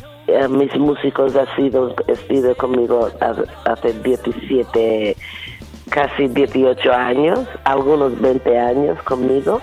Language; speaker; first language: Spanish; non-native, fluent; English